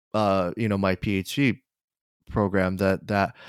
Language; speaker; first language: English; non-native, fluent; Japanese